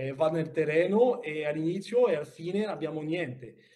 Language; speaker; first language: Italian; non-native, learner; French